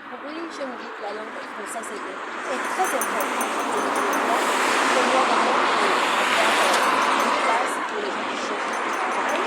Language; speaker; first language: French; non-native, fluent; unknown